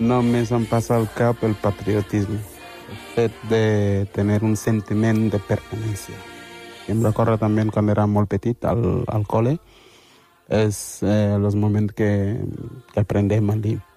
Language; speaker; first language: Catalan; early bilingual, other home language; Wolof